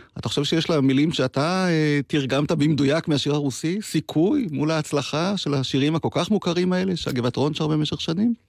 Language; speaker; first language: Hebrew; native; Hebrew